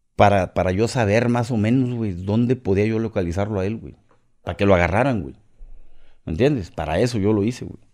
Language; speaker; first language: Spanish; native; Spanish